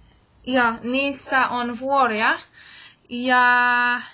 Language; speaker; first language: Finnish; non-native, learner; English